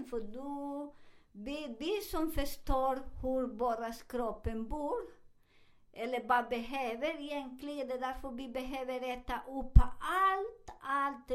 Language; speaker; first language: Swedish; non-native, fluent; Spanish